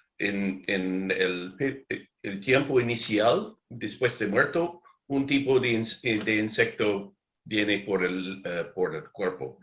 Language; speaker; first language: Spanish; non-native, learner; English